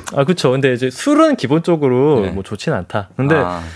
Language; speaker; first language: Korean; native; Korean